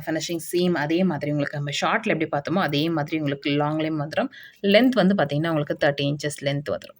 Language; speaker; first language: Tamil; native; Tamil